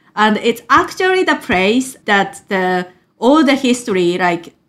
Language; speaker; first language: English; non-native, fluent; Japanese